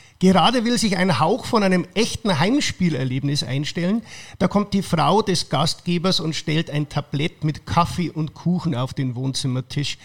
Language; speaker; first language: German; native; German